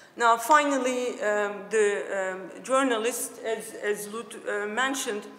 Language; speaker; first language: English; non-native, fluent; Turkish